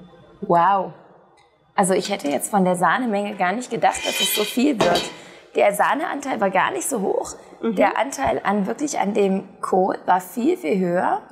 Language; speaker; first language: German; native; German